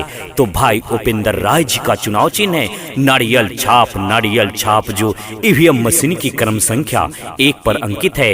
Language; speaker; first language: Hindi; non-native, local second language; Bhojpuri